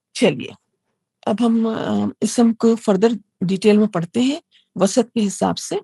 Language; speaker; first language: Urdu; native; Urdu